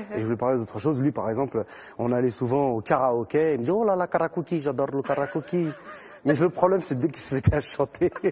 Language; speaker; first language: French; early bilingual, other home language; Arabic